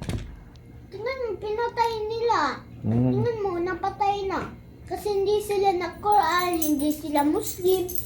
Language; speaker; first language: Filipino; non-native, learner; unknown